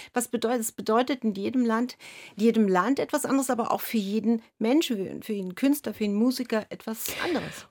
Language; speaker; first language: German; native; German